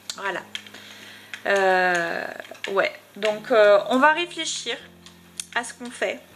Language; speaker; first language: French; native; French